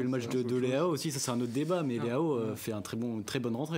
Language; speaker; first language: French; native; French